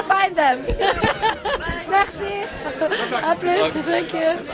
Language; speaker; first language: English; non-native, learner; German